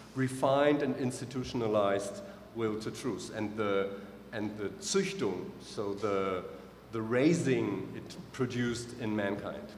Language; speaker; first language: English; non-native, fluent; German